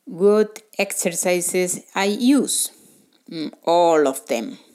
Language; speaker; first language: English; non-native, fluent; Spanish